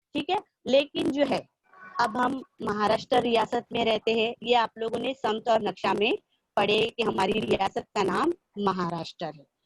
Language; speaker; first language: Hindi; non-native, local second language; Urdu